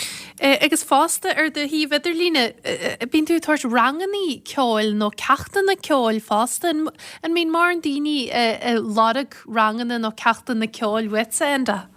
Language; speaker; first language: Irish; native; Irish